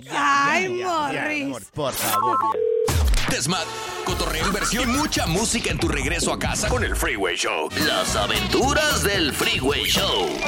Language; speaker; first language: Spanish; native; Spanish